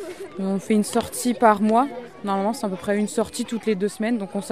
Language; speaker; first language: French; native; French